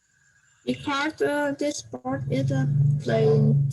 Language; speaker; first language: English; non-native, learner; Vietnamese